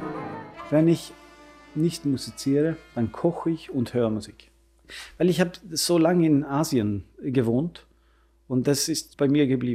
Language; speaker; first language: German; non-native, fluent; Swedish